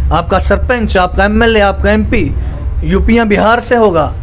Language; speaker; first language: Hindi; native; Hindi